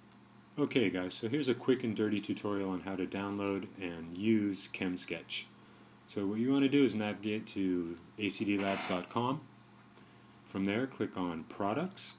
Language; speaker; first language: English; native; English